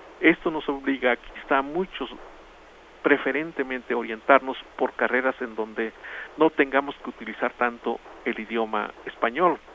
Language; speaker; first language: Spanish; non-native, local second language; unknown